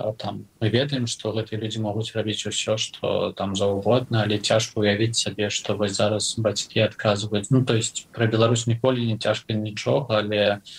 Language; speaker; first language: Belarusian; non-native, local second language; Russian